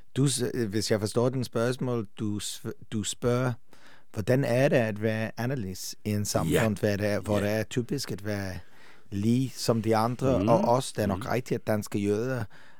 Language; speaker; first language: Danish; non-native, fluent; English